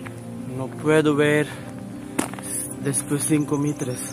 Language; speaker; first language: Spanish; non-native, learner; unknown